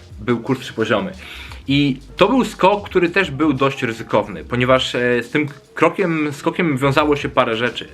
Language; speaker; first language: Polish; native; Polish